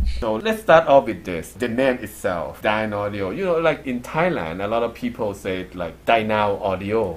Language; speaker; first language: English; non-native, fluent; Thai